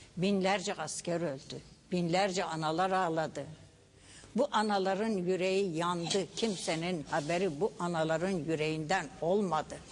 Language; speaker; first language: Turkish; non-native, local second language; Kurdish